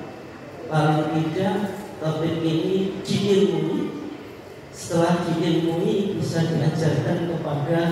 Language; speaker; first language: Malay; non-native, local second language; Javanese